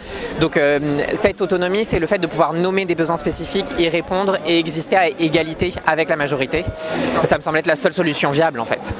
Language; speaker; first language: French; native; French